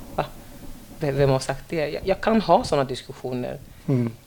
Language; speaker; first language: Swedish; non-native, fluent; French